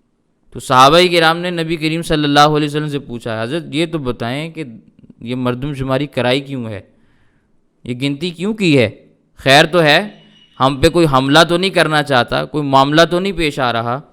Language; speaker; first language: Urdu; native; Urdu